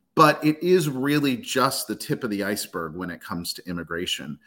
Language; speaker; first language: English; native; English